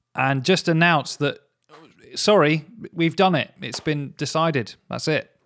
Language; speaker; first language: English; native; English